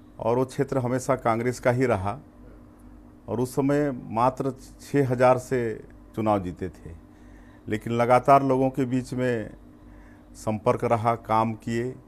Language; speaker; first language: Hindi; native; Hindi